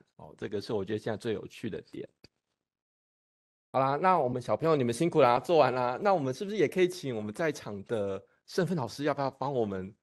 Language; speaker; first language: Chinese; native; Chinese